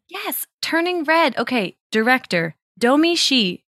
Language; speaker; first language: English; native; English